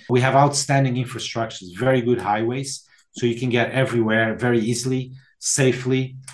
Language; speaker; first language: English; non-native, fluent; Portuguese